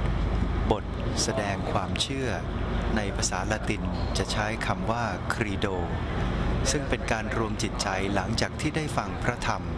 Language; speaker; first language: Thai; native; Thai